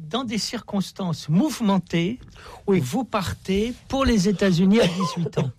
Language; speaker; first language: French; native; French